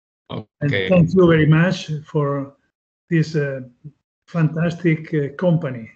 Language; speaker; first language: English; non-native, learner; Italian